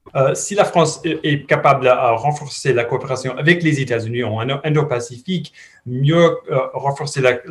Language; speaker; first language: French; non-native, fluent; English